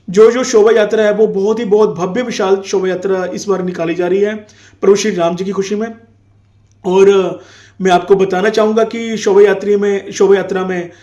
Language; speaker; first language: Hindi; non-native, local second language; Punjabi